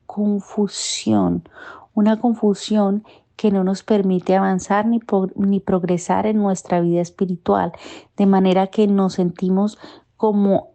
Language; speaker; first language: Spanish; native; Spanish